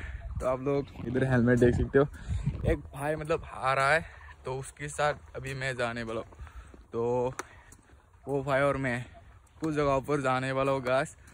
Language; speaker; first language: Hindi; non-native, local second language; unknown